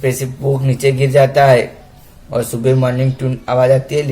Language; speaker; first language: Hindi; non-native, local second language; Gujarati